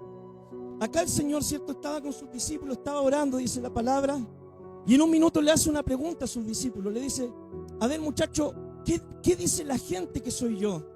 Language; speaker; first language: Spanish; native; Spanish